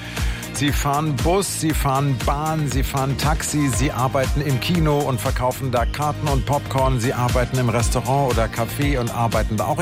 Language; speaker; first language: German; native; German